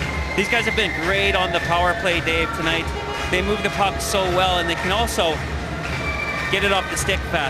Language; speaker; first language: English; native; English